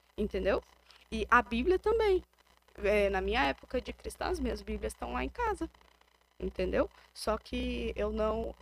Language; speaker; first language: Portuguese; native; Portuguese